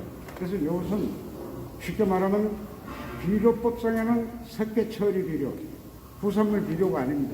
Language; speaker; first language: Korean; native; Korean